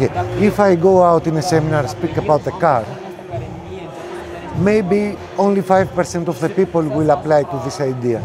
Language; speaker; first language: English; non-native, fluent; Greek